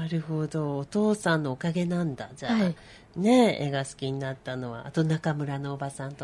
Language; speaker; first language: Japanese; native; Japanese